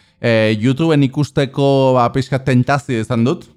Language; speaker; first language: Basque; native; Basque